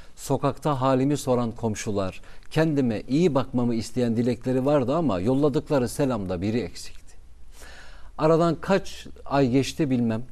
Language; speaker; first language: Turkish; non-native, local second language; Kurdish